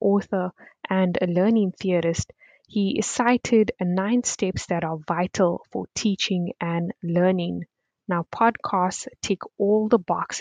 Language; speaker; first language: English; native; English